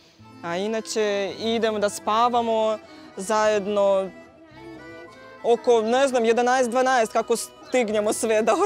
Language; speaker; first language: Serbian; non-native, learner; Russian